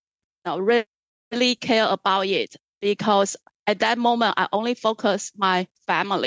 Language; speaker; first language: English; non-native, fluent; Chinese